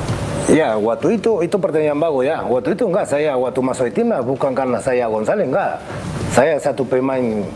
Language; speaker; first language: Indonesian; non-native, local second language; Spanish